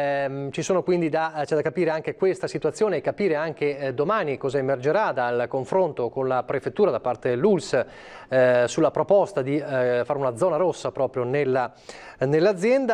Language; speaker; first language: Italian; native; Italian